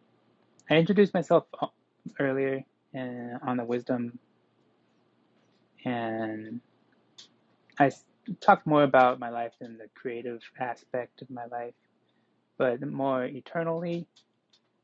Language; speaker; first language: English; native; English